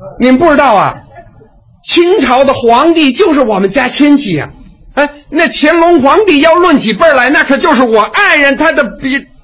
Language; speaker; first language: Chinese; non-native, fluent; English